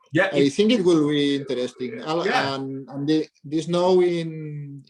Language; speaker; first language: English; non-native, learner; Catalan